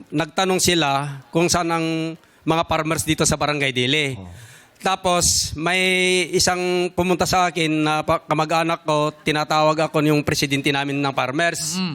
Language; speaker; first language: Filipino; non-native, local second language; Iloko